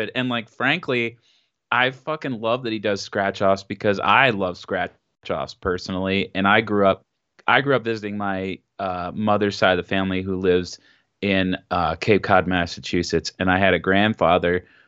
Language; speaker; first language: English; native; English